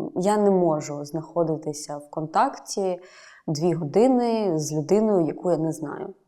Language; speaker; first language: Ukrainian; native; Ukrainian